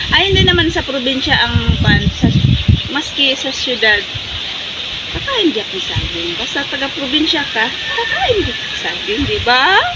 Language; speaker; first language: Filipino; non-native, local second language; Cebuano